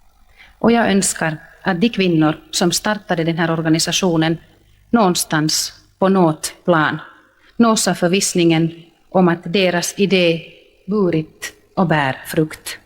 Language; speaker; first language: Swedish; native; Swedish